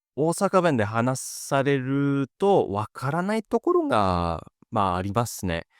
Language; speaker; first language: Japanese; non-native, fluent; French